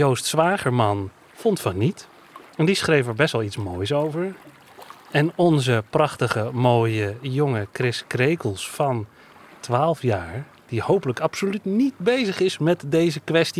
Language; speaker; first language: Dutch; native; Dutch